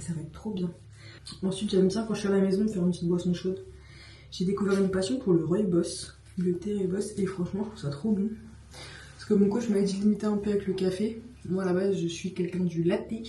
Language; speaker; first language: French; native; French